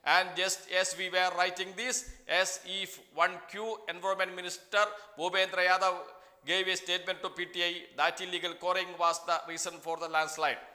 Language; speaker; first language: English; non-native, local second language; Malayalam